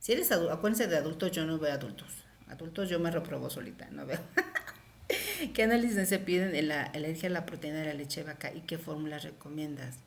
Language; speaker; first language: Spanish; native; Spanish